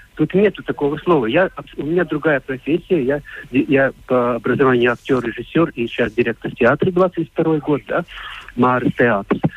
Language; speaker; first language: Russian; non-native, local second language; Latvian